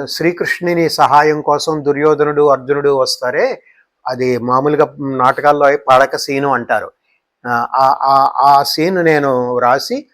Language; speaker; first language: Telugu; native; Telugu